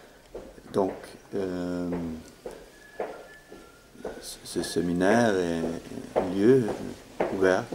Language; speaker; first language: French; non-native, fluent; Swedish